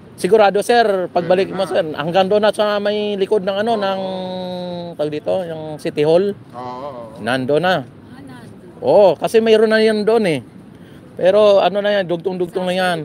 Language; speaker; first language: Filipino; non-native, local second language; Cebuano